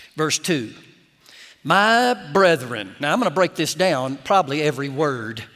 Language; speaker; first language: English; native; English